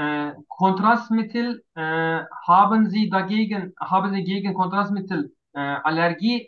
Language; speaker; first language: German; non-native, learner; Turkish